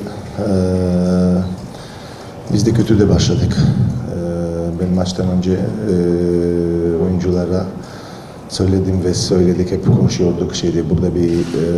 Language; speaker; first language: Turkish; non-native, learner; Croatian